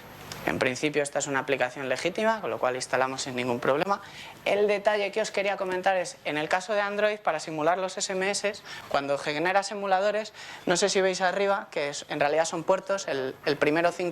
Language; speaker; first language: Spanish; native; Spanish